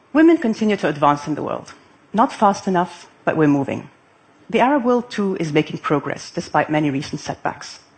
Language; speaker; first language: English; non-native, fluent; Arabic